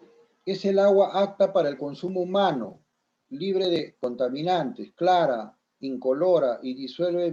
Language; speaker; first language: Spanish; native; Spanish